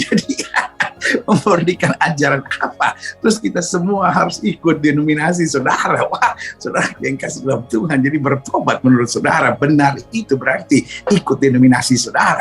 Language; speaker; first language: Indonesian; native; Indonesian